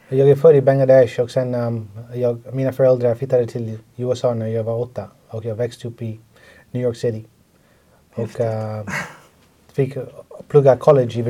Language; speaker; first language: Swedish; non-native, fluent; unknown